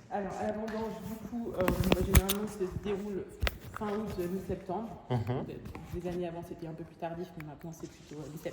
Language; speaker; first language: French; native; French